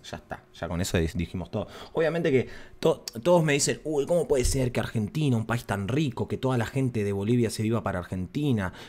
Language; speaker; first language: Spanish; native; Spanish